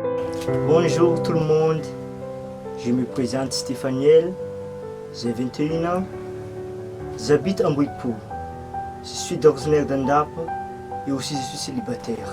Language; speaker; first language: French; non-native, local second language; Malagasy